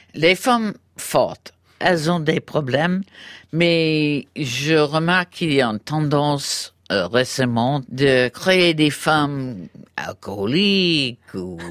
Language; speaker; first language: French; non-native, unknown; English